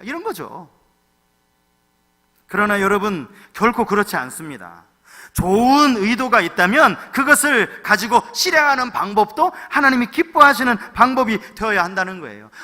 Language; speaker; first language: Korean; native; Korean